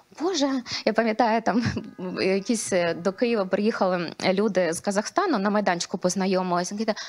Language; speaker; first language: Ukrainian; non-native, local second language; Russian